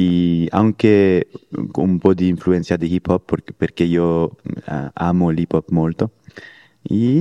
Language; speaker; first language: Italian; non-native, learner; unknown